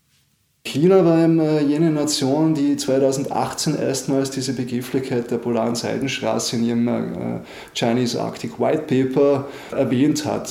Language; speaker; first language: German; native; German